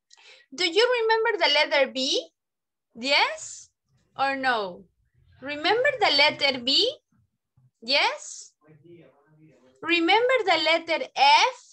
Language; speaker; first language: English; non-native, learner; Spanish